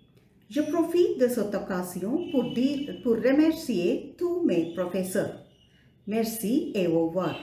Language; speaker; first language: French; non-native, fluent; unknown